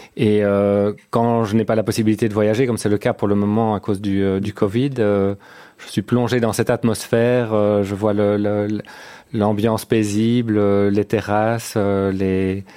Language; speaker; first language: French; native; French